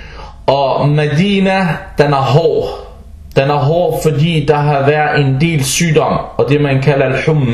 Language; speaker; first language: Danish; non-native, fluent; Arabic